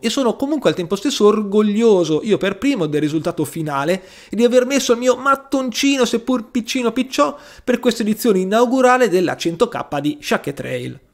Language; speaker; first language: Italian; native; Italian